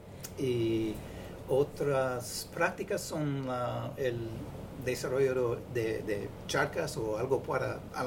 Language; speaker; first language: Spanish; non-native, fluent; English